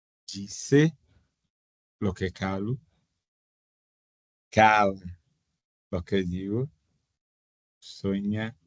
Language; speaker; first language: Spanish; non-native, fluent; Portuguese